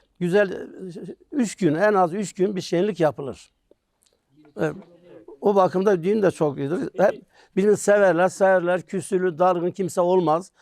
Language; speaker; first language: Turkish; non-native, local second language; Kurdish